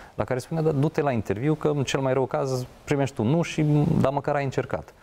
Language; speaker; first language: Romanian; non-native, local second language; Hungarian